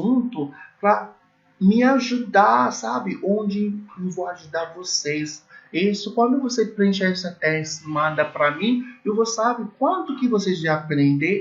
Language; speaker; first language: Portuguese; non-native, learner; English